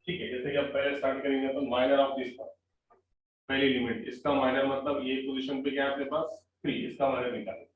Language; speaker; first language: Hindi; non-native, local second language; Marathi